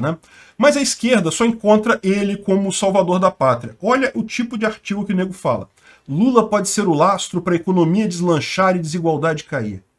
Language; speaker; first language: Portuguese; native; Portuguese